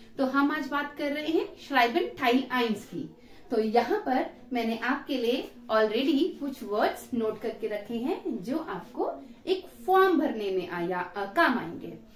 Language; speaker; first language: Hindi; native; Hindi